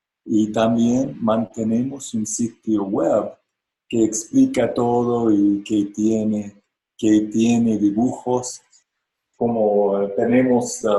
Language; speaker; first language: Spanish; non-native, fluent; English